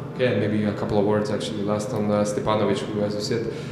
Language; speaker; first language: English; non-native, fluent; Lithuanian